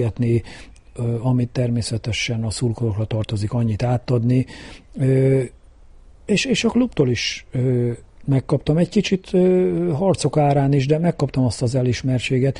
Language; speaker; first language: Hungarian; native; Hungarian